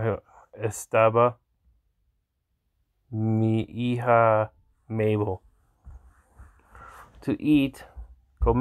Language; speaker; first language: Spanish; non-native, learner; English